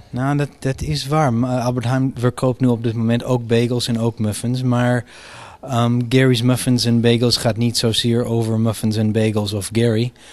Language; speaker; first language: Dutch; non-native, fluent; English